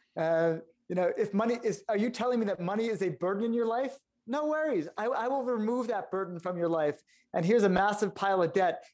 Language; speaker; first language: English; native; English